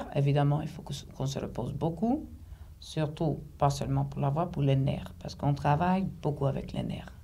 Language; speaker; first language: French; non-native, fluent; Greek